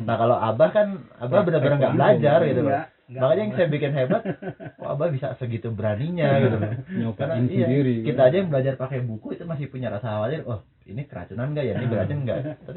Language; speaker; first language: Indonesian; non-native, local second language; Javanese